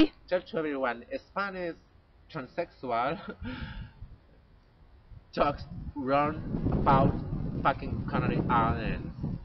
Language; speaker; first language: English; non-native, learner; Spanish